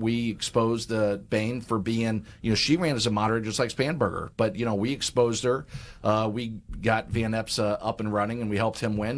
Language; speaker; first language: English; native; English